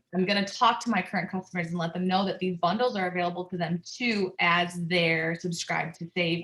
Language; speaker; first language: English; native; English